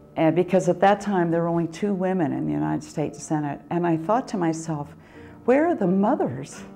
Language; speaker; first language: English; native; English